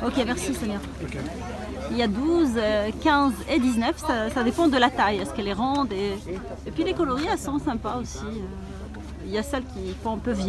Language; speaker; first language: French; native; French